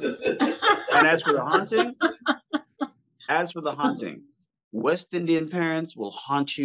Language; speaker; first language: English; native; English